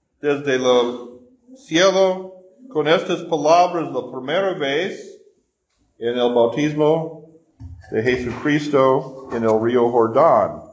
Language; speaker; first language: Spanish; non-native, fluent; English